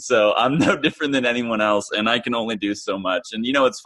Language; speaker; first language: English; native; English